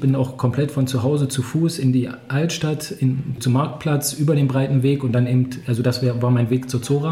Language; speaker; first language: German; native; German